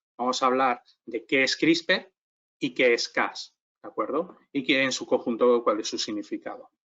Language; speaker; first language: Spanish; native; Spanish